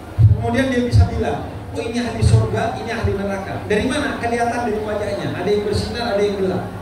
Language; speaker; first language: Indonesian; non-native, local second language; Madurese